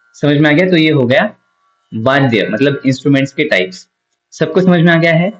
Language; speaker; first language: Hindi; non-native, local second language; Marathi